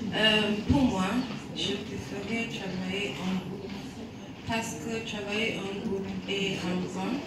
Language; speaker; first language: French; non-native, learner; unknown